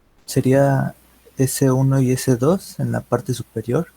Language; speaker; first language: Spanish; native; Spanish